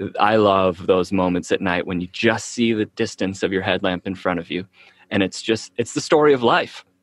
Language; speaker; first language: English; native; English